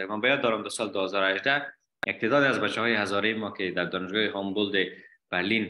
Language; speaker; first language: Persian; native; Persian